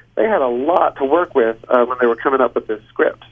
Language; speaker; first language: English; native; English